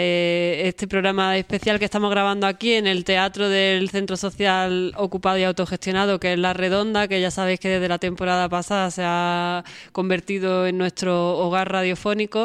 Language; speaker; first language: Spanish; native; Spanish